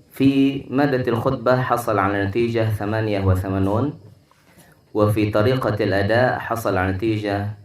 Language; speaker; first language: Arabic; non-native, fluent; Indonesian